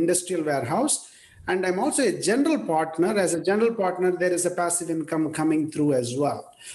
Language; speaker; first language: English; non-native, local second language; Tamil